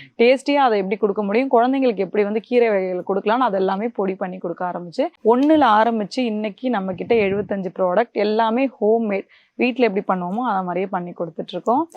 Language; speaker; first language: Tamil; native; Tamil